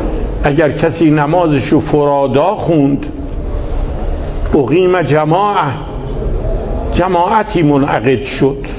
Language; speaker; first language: Persian; native; Persian